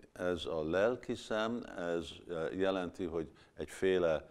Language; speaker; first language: Hungarian; early bilingual, heritage; Hungarian